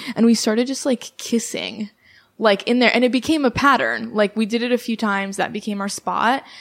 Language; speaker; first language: English; early bilingual, other home language; Serbian